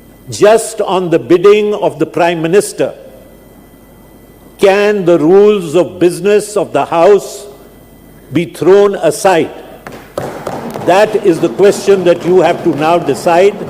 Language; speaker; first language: English; non-native, local second language; Urdu